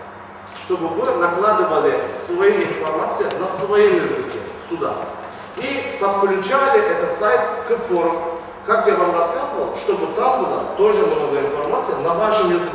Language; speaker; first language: Russian; non-native, learner; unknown